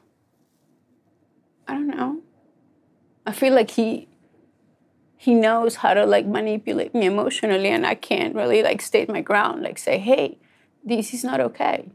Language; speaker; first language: English; non-native, fluent; Spanish